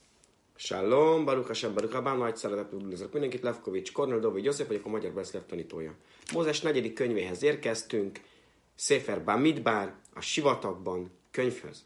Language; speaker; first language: Hungarian; native; Hungarian